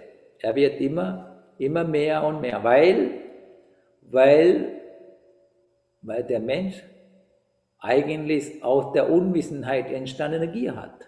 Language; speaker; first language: German; non-native, fluent; Sinhala